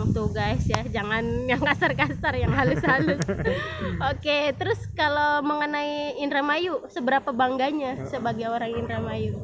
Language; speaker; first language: Indonesian; non-native, local second language; Javanese